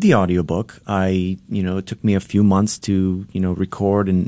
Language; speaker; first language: English; early bilingual, other home language; Polish